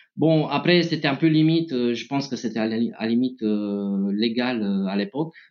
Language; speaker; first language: French; non-native, fluent; Romanian